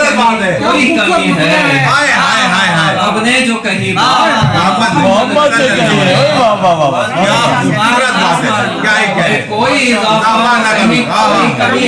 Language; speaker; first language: Urdu; native; Urdu